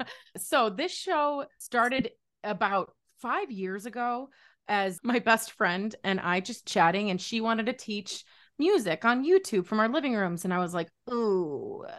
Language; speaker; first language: English; native; English